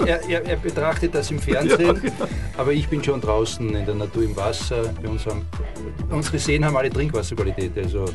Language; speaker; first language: German; native; German